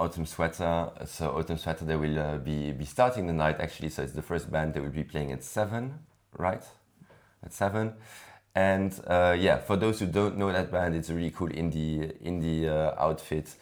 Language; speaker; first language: English; non-native, fluent; French